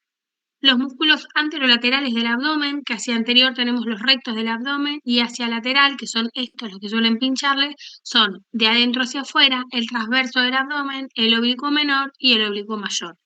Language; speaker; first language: Spanish; native; Spanish